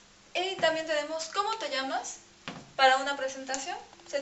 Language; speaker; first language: Spanish; non-native, fluent; French